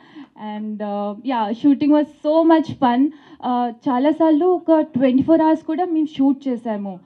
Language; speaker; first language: Telugu; non-native, learner; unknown